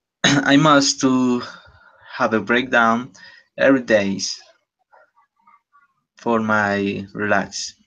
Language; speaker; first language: English; non-native, learner; Spanish